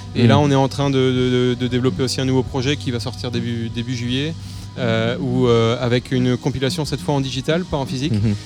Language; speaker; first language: French; native; French